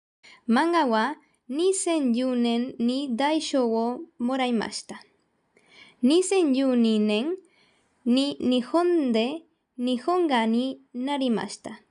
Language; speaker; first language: Japanese; non-native, learner; Galician